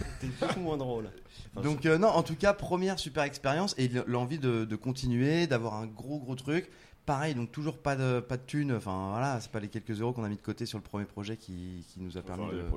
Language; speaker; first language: French; native; French